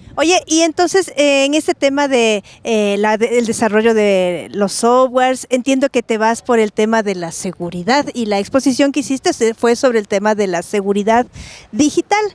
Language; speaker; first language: Spanish; native; Spanish